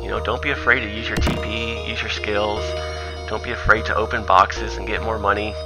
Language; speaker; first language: English; native; English